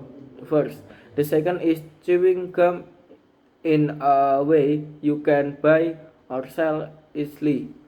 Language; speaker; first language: English; non-native, learner; Indonesian